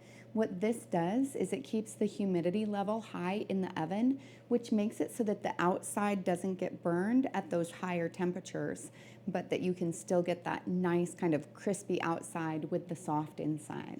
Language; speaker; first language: English; native; English